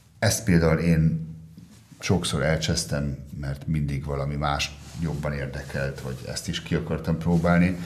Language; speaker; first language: Hungarian; early bilingual, heritage; Hungarian